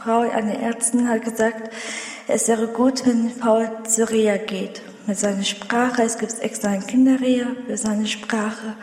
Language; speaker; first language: German; early bilingual, other home language; Russian